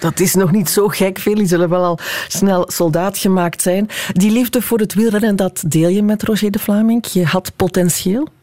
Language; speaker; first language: Dutch; native; Dutch